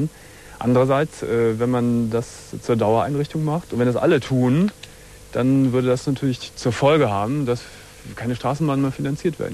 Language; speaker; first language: German; native; German